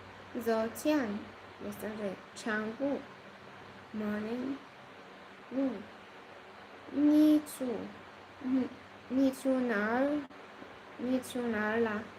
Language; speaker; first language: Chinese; non-native, learner; Arabic